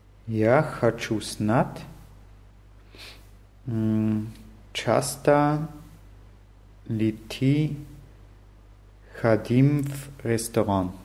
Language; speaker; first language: Russian; non-native, learner; German